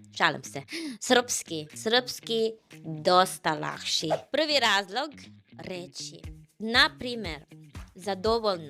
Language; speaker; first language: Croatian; non-native, fluent; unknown